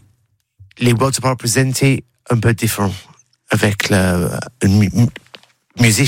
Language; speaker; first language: French; non-native, learner; English